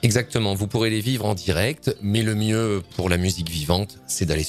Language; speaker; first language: French; native; French